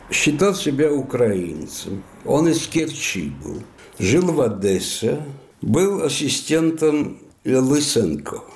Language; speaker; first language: Russian; non-native, fluent; Italian